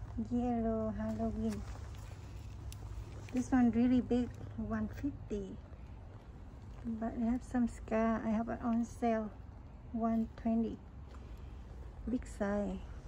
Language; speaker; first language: English; non-native, learner; Vietnamese